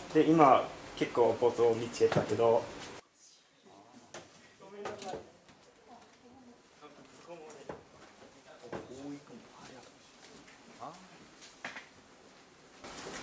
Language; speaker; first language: Japanese; non-native, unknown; English